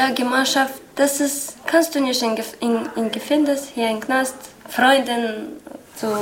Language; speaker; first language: German; non-native, learner; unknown